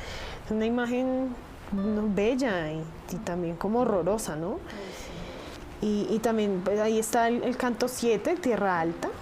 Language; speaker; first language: Spanish; native; Spanish